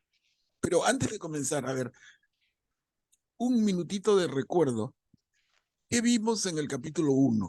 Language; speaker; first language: Spanish; native; Spanish